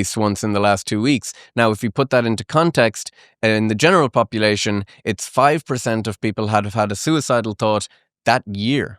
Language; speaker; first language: English; native; English